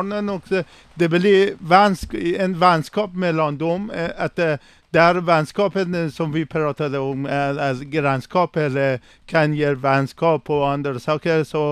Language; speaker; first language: Swedish; non-native, learner; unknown